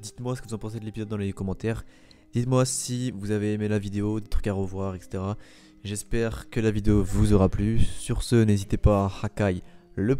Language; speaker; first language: French; native; French